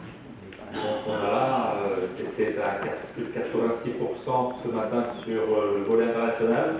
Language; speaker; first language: French; native; French